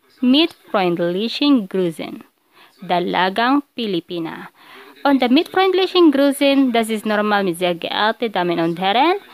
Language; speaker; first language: German; non-native, learner; Filipino